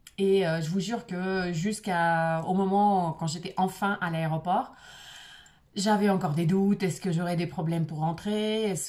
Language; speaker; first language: French; non-native, fluent; Russian